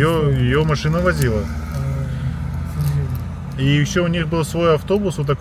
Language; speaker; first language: Russian; native; Russian